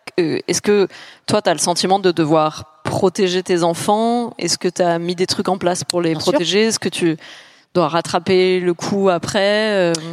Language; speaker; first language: French; native; French